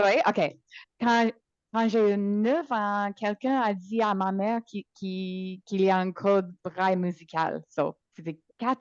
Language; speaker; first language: French; non-native, local second language; English